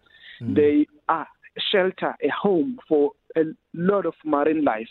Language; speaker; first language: English; non-native, local second language; Xhosa